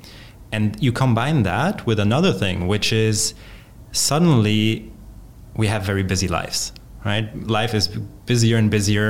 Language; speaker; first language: English; non-native, fluent; Polish